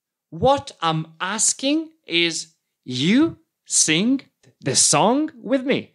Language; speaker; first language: English; non-native, fluent; Italian